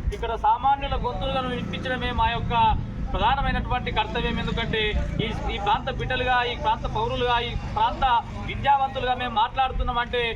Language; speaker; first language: Telugu; native; Telugu